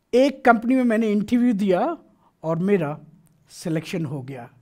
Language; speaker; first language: Hindi; native; Hindi